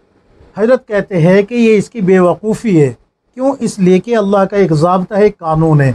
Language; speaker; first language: Urdu; native; Urdu